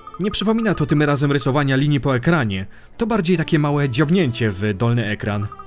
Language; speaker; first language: Polish; early bilingual, heritage; Polish